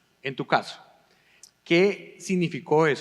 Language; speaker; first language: Spanish; native; Spanish